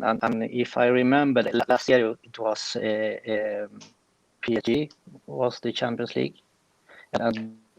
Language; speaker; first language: English; non-native, fluent; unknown